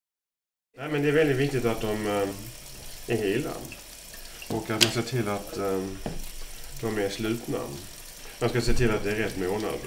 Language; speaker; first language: Swedish; native; Swedish